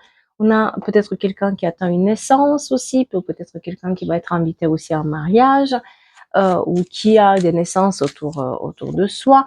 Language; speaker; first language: French; native; French